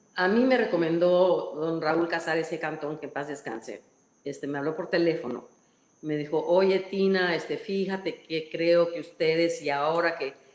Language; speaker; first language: Spanish; non-native, fluent; English